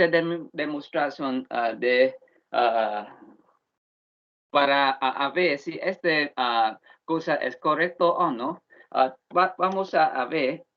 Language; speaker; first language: Spanish; non-native, learner; Vietnamese